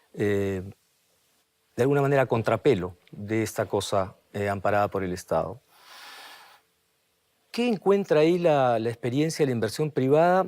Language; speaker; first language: Spanish; native; Spanish